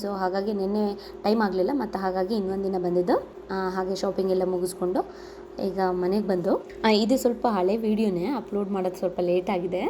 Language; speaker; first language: Kannada; native; Kannada